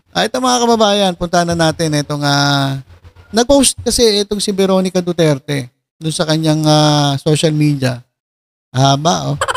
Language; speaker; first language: Filipino; native; Filipino